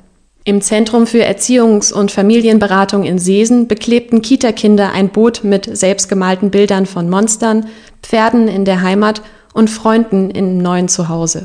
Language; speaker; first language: German; native; German